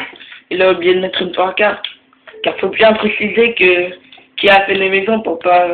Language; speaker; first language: French; native; French